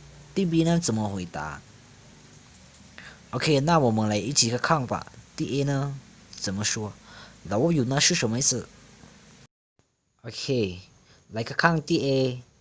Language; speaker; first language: Chinese; non-native, fluent; Lao